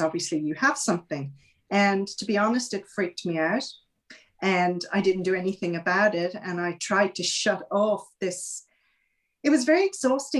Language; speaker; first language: English; native; English